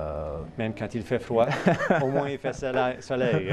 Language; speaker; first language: French; native; French